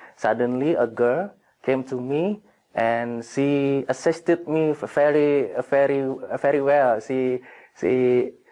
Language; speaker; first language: English; non-native, fluent; Indonesian